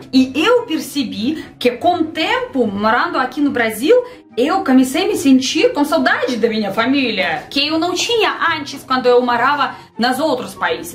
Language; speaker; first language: Portuguese; non-native, learner; Russian